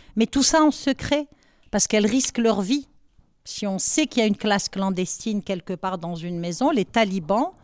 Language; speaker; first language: French; non-native, local second language; Arabic